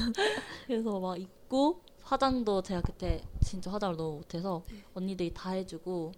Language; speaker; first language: Korean; non-native, learner; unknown